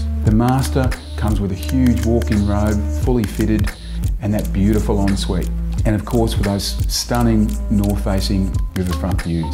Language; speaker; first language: English; native; English